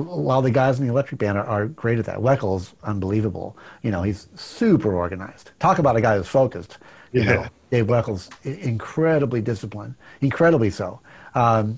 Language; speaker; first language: English; native; English